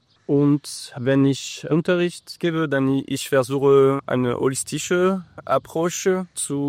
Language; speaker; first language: German; non-native, learner; English